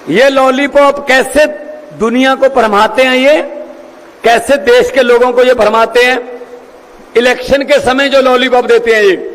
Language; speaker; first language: Hindi; non-native, local second language; Punjabi